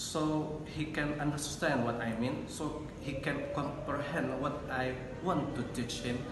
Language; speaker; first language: English; non-native, learner; Indonesian